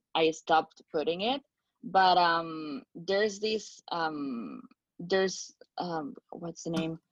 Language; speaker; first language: English; non-native, fluent; Spanish